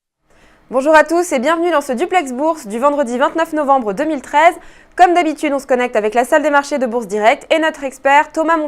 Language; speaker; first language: French; native; French